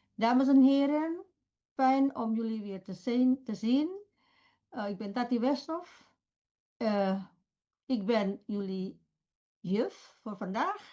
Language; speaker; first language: Dutch; non-native, fluent; Indonesian